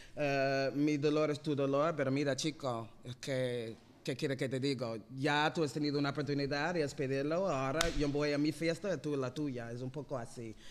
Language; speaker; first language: Spanish; non-native, fluent; English